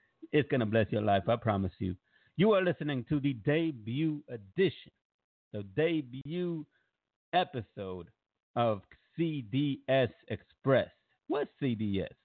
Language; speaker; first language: English; early bilingual, other home language; Spanish